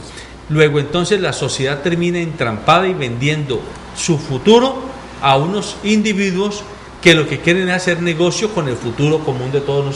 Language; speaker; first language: Spanish; native; Spanish